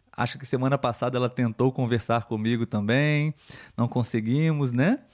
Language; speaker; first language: Portuguese; native; Portuguese